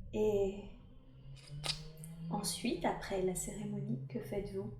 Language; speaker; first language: French; native; French